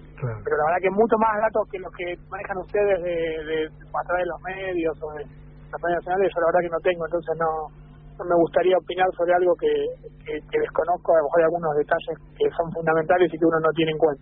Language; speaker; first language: Spanish; native; Spanish